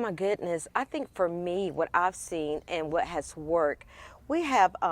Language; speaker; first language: English; native; English